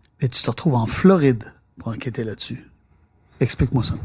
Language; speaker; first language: French; native; French